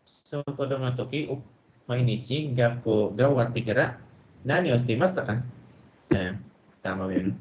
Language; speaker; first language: Japanese; non-native, learner; Filipino